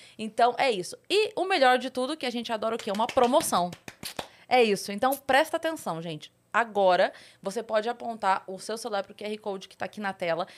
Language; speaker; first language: Portuguese; native; Portuguese